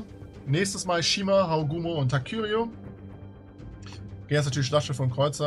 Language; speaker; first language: German; native; German